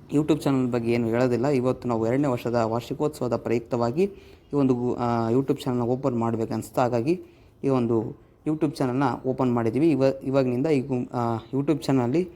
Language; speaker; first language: Kannada; native; Kannada